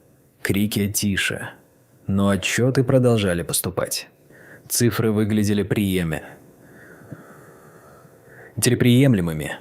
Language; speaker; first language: Russian; native; Russian